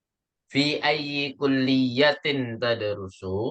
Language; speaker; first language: Arabic; non-native, fluent; Indonesian